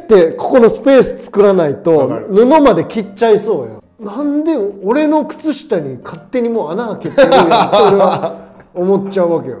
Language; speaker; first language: Japanese; native; Japanese